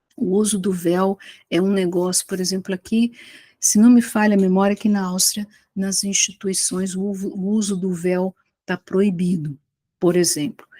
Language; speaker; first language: Portuguese; native; Portuguese